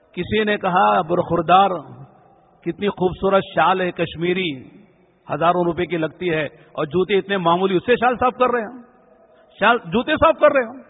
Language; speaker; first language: Urdu; native; Urdu